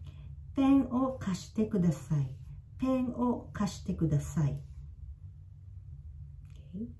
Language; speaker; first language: Japanese; non-native, fluent; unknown